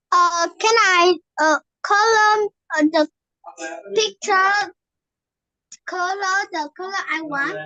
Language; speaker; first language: English; non-native, learner; Vietnamese